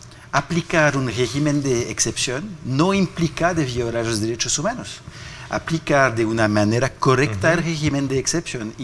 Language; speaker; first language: Spanish; non-native, fluent; French